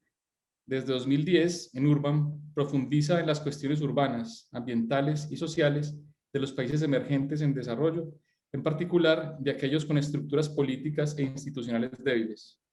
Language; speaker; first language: Spanish; native; Spanish